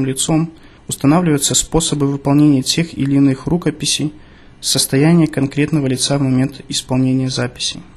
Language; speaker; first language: Russian; native; Russian